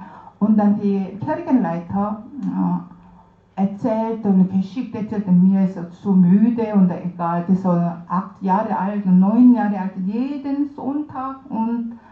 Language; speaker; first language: German; non-native, learner; Korean